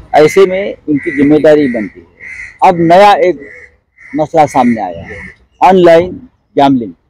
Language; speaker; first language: Hindi; non-native, local second language; Marathi